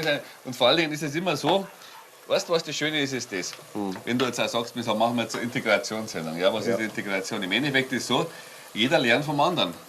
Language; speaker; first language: German; native; German